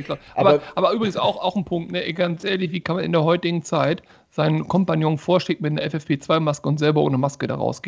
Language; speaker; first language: German; native; German